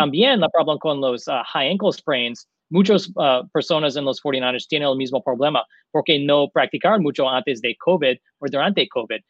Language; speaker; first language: Spanish; non-native, learner; English